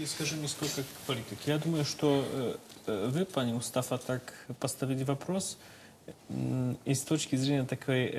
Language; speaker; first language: Ukrainian; non-native, learner; Polish